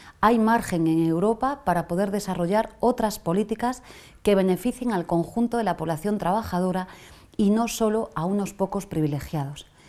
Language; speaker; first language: Spanish; native; Spanish